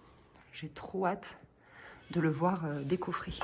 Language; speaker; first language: French; native; French